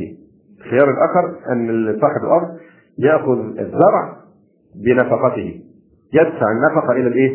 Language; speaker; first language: Arabic; native; Arabic